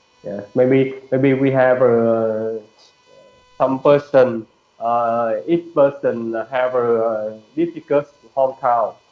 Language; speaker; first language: English; non-native, learner; Vietnamese